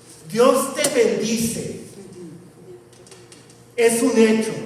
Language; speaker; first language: Spanish; non-native, fluent; English